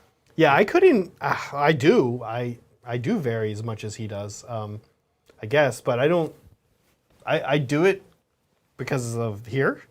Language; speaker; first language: English; native; English